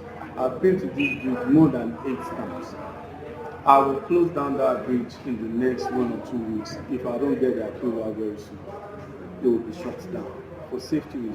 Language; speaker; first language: English; non-native, local second language; Yoruba